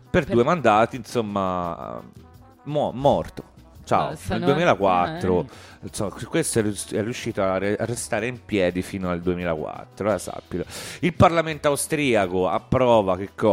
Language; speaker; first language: Italian; native; Italian